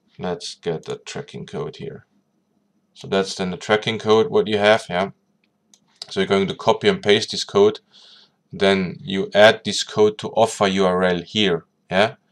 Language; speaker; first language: English; non-native, fluent; German